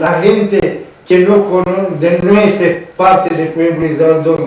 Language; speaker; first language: Spanish; non-native, learner; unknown